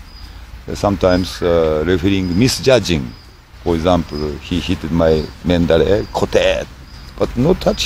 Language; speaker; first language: English; non-native, learner; Japanese